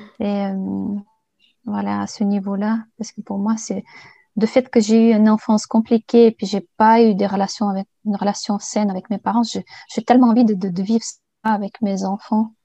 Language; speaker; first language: French; non-native, fluent; Bulgarian